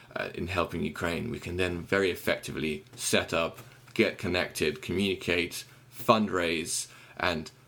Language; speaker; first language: English; non-native, fluent; Ukrainian